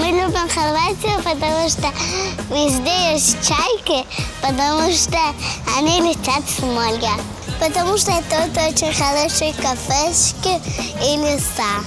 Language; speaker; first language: Russian; early bilingual, other home language; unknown